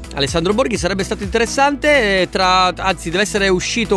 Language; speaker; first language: Italian; native; Italian